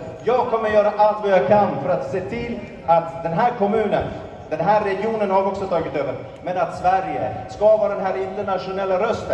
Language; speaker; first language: Swedish; early bilingual, other home language; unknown